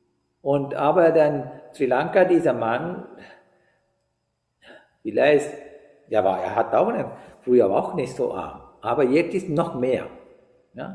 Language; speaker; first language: German; non-native, fluent; Sinhala